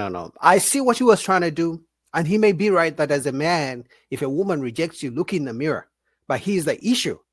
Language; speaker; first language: English; native; English